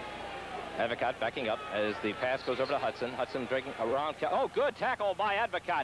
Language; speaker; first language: English; native; English